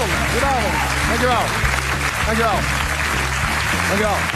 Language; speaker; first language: Dutch; native; Dutch